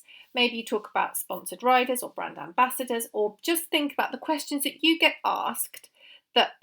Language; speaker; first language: English; native; English